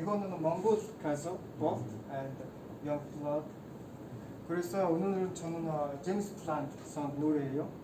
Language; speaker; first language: Korean; non-native, learner; Mongolian